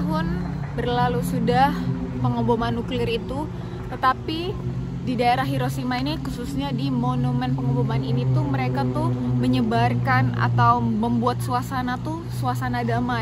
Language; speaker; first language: Indonesian; native; Indonesian